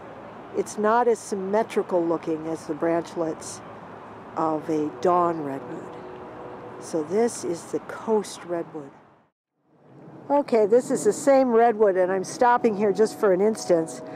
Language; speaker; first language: English; native; English